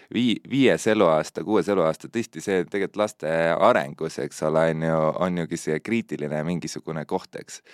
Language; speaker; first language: Estonian; native; Estonian